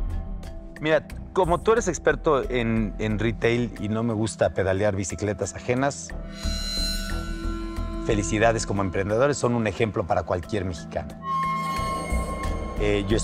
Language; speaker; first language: Spanish; native; Spanish